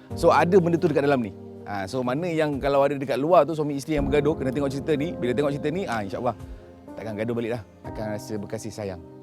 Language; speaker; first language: Malay; native; Malay